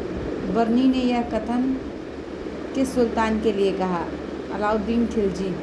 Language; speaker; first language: Hindi; native; Hindi